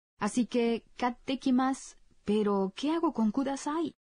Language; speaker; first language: Spanish; native; Spanish